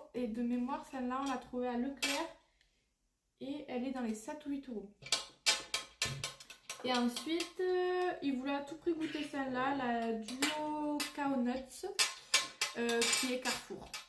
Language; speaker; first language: French; native; French